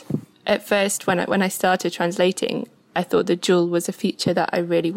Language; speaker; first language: English; native; English